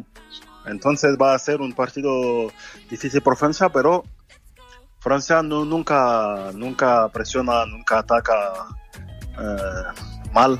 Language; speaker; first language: Spanish; non-native, fluent; French